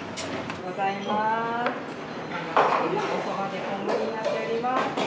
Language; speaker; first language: Japanese; native; Japanese